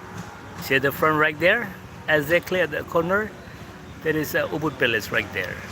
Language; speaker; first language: English; non-native, learner; Indonesian